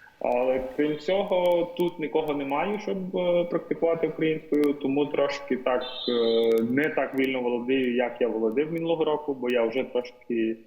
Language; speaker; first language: Ukrainian; non-native, fluent; Tamil